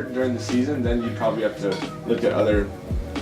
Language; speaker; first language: English; native; English